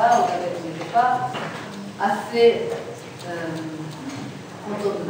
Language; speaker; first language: French; non-native, learner; Japanese